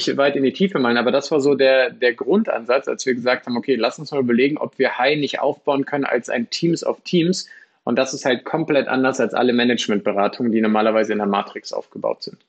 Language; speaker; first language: German; native; German